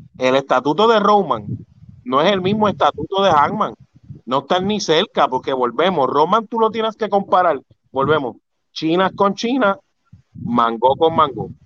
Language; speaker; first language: Spanish; early bilingual, heritage; Spanish